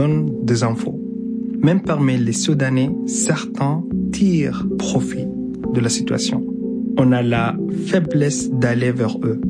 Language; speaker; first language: French; non-native, fluent; Arabic